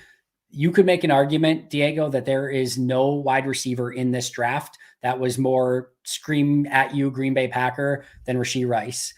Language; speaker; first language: English; native; English